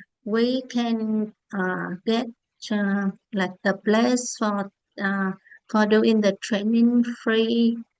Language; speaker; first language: English; non-native, learner; Vietnamese